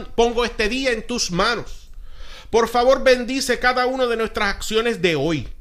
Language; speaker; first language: Spanish; early bilingual, heritage; Spanish